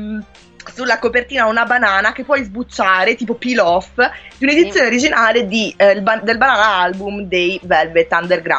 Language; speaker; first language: Italian; native; Italian